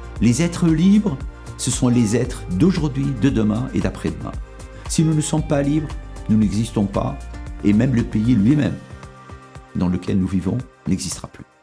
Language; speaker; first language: French; non-native, local second language; Arabic